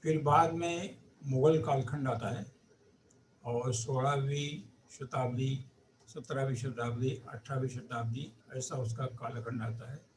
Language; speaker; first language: Hindi; non-native, local second language; Marathi